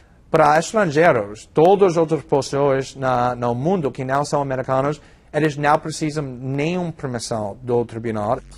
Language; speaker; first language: Portuguese; non-native, fluent; English